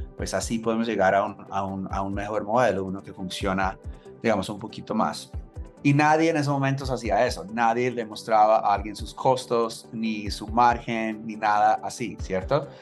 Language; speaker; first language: Spanish; non-native, fluent; English